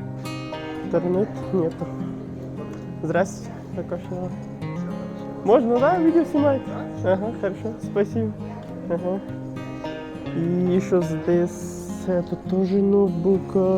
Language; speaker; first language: Russian; non-native, learner; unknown